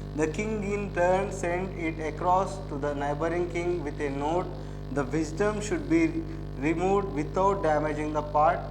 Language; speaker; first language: English; non-native, local second language; Telugu